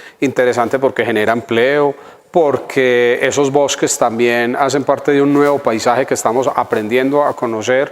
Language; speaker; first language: Spanish; native; Spanish